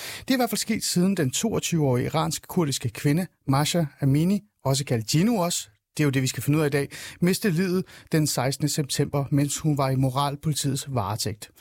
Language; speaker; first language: Danish; early bilingual, other home language; Persian